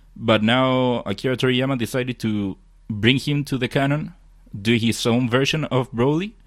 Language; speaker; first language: English; non-native, fluent; Spanish